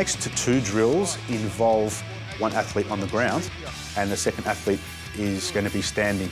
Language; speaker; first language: English; native; English